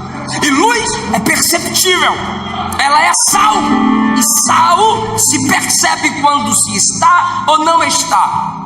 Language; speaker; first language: Portuguese; native; Portuguese